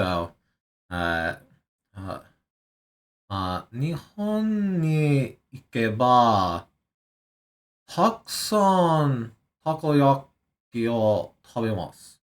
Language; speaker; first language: Japanese; non-native, learner; English